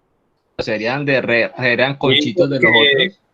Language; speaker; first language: Spanish; native; Spanish